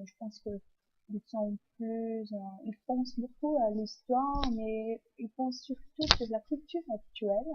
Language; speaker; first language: French; non-native, fluent; Portuguese